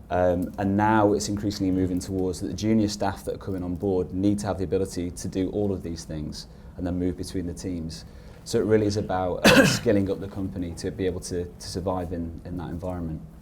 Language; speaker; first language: English; native; English